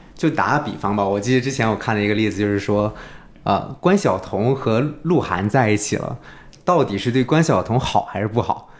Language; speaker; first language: Chinese; native; Chinese